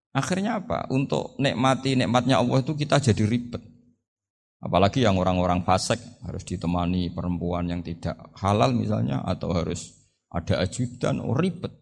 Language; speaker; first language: Indonesian; non-native, local second language; Javanese